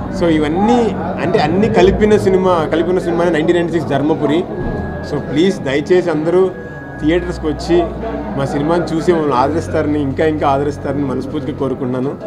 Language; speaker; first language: Telugu; native; Telugu